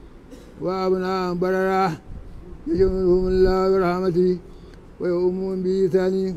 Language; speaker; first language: Arabic; non-native, fluent; Hausa